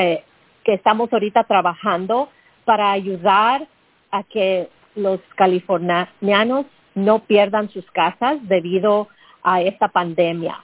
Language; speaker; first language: Spanish; early bilingual, heritage; Spanish